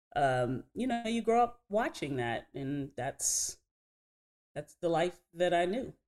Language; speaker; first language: English; native; English